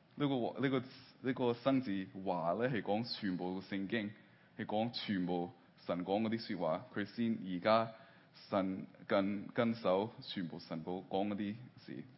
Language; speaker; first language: Cantonese; early bilingual, heritage; Cantonese